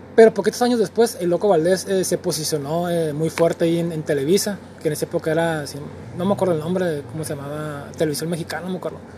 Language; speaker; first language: Spanish; native; Spanish